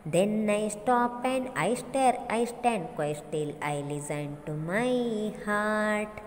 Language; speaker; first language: English; non-native, local second language; Kannada